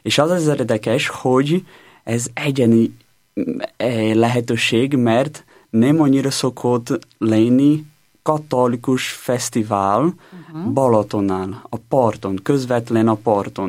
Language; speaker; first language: Hungarian; non-native, learner; Portuguese